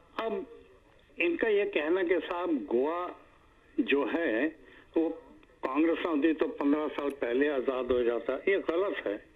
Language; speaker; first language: Hindi; native; Hindi